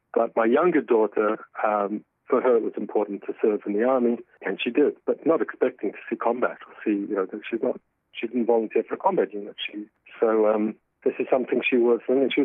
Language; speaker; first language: English; native; English